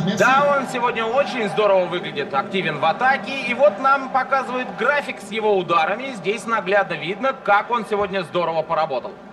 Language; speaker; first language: Russian; native; Russian